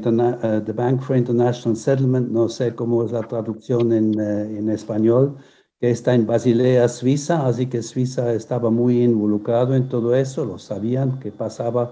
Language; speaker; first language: Spanish; non-native, fluent; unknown